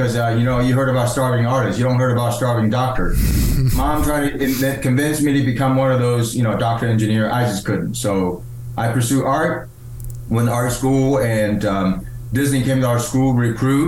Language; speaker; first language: English; early bilingual, other home language; Chinese